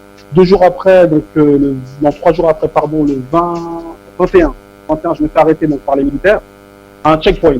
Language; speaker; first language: French; native; French